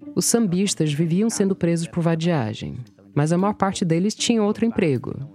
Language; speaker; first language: Portuguese; non-native, fluent; English